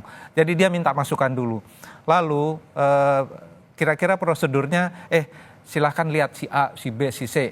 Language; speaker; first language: Indonesian; native; Indonesian